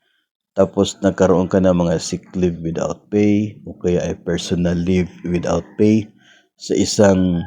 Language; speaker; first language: Filipino; native; Filipino